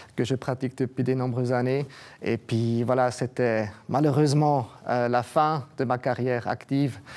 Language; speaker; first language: French; native; French